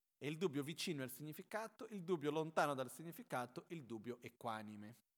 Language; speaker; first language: Italian; non-native, fluent; Portuguese